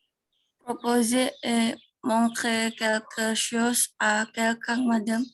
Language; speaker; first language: French; non-native, learner; Indonesian